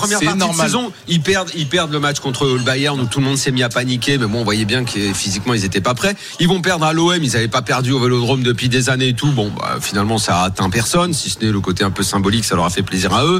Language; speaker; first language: French; native; French